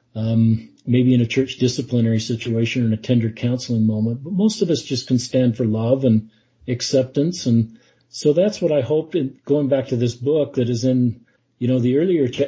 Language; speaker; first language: English; native; English